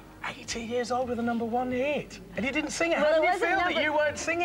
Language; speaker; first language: English; native; English